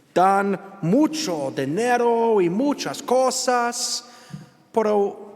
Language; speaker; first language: Spanish; non-native, learner; English